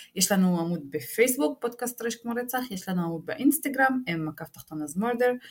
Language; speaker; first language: Hebrew; non-native, local second language; Arabic